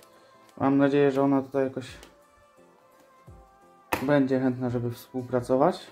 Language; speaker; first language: Polish; native; Polish